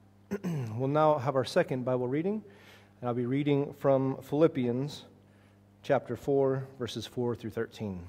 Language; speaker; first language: English; native; English